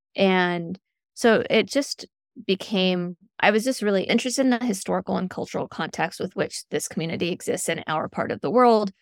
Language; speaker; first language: English; native; English